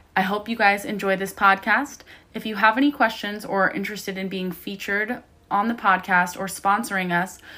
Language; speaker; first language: English; native; English